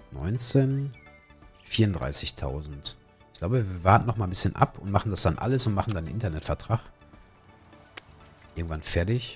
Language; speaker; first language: German; native; German